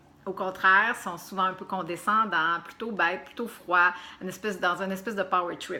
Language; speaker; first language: French; native; French